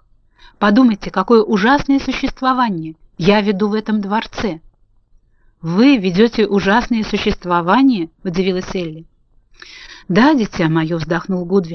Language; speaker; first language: Russian; native; Russian